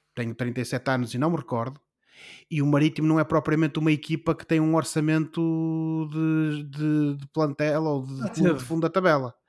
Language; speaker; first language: Portuguese; native; Portuguese